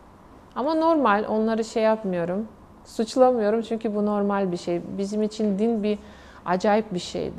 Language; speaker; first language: Turkish; non-native, fluent; Russian